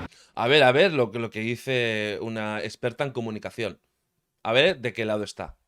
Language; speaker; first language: Spanish; native; Spanish